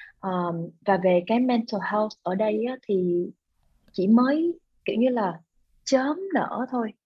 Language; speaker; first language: Vietnamese; native; Vietnamese